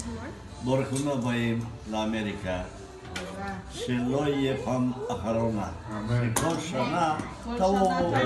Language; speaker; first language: Hebrew; non-native, fluent; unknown